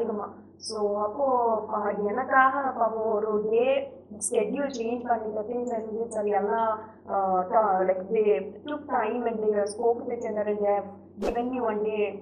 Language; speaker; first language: Tamil; non-native, learner; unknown